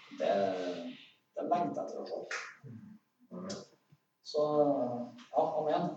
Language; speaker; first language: Norwegian; native; Norwegian